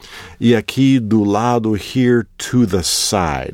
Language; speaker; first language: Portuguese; non-native, fluent; English